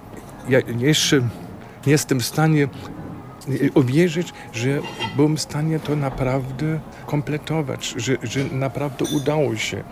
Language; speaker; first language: Polish; non-native, fluent; German